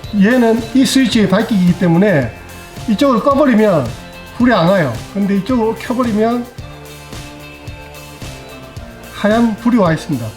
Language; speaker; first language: Korean; native; Korean